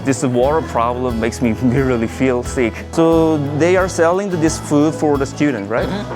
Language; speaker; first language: English; non-native, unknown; Korean